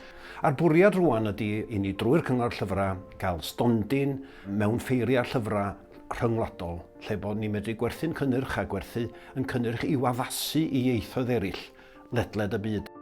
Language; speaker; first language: Welsh; native; Welsh